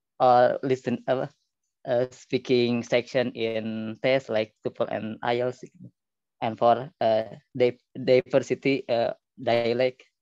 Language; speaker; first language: English; non-native, learner; Indonesian